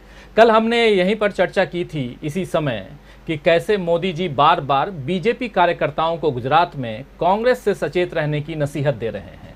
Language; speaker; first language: Hindi; native; Hindi